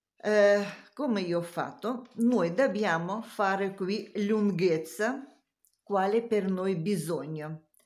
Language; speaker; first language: Italian; non-native, learner; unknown